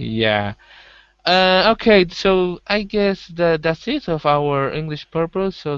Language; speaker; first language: English; non-native, learner; Spanish